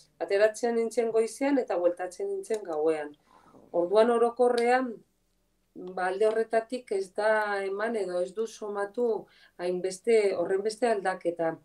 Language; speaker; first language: Basque; non-native, local second language; Spanish